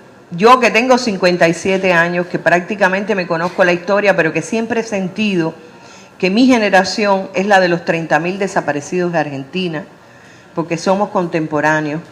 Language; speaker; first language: Spanish; native; Spanish